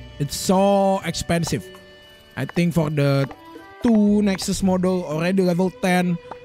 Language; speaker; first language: English; non-native, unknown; Indonesian